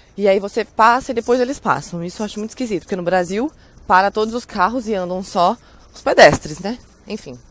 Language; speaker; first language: Portuguese; native; Portuguese